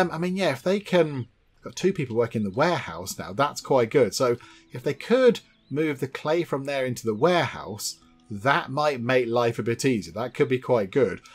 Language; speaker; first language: English; native; English